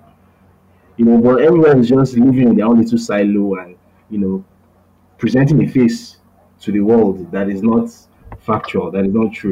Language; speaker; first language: English; non-native, local second language; Yoruba